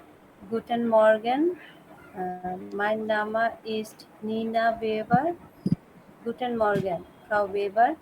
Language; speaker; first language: German; non-native, learner; Bangla